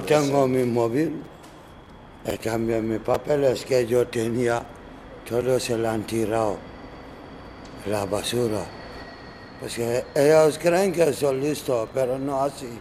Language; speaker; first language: Spanish; non-native, learner; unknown